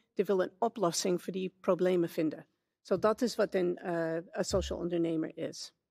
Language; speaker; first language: Dutch; non-native, learner; English